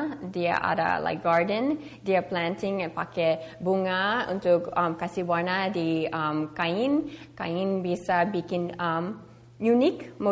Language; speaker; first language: Indonesian; early bilingual, heritage; English